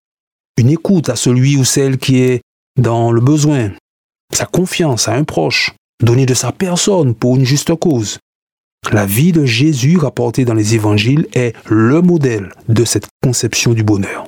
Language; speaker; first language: French; native; French